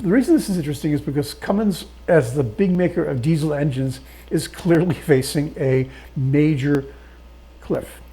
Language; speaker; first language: English; native; English